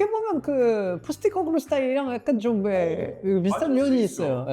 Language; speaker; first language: Korean; native; Korean